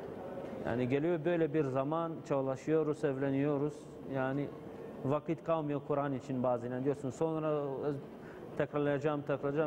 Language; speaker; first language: Turkish; non-native, fluent; Bulgarian